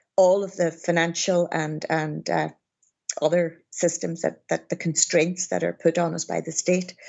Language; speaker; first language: English; native; English